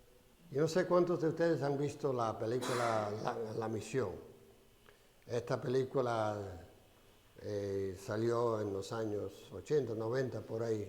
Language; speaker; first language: Spanish; non-native, fluent; English